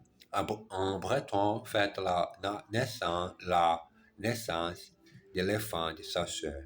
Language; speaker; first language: French; non-native, learner; German